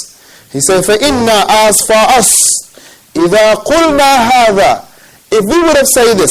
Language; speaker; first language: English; non-native, fluent; Arabic